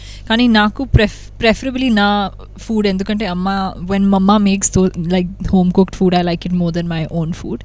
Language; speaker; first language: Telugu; non-native, local second language; Hindi